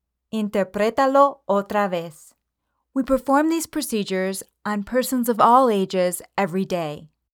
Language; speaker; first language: English; native; English